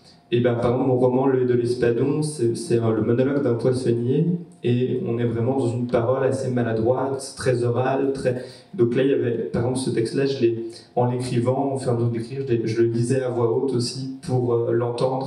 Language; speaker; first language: French; native; French